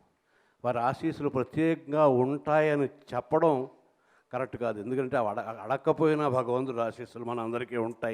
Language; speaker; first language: Telugu; native; Telugu